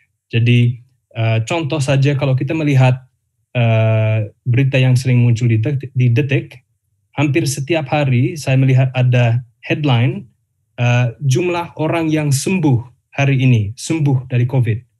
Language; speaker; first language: Indonesian; non-native, fluent; English